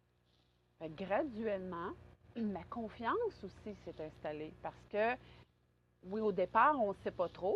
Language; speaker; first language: French; native; French